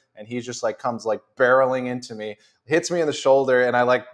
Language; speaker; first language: English; native; English